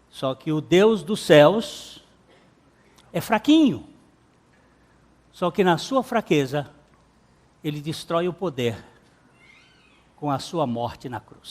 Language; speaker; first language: Portuguese; native; Portuguese